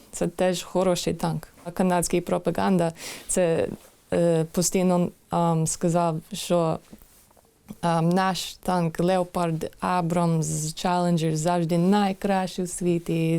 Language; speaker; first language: Ukrainian; non-native, learner; English